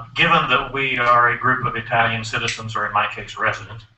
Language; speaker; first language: English; native; English